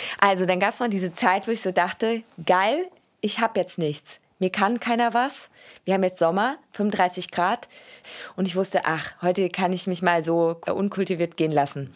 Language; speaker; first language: German; native; German